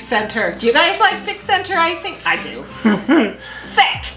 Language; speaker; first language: English; native; English